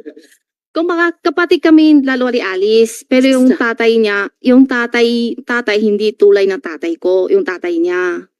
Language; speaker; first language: Filipino; non-native, learner; Chinese